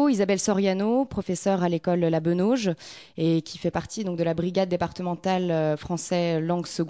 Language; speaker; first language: French; native; French